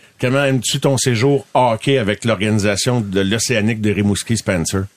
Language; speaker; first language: French; native; French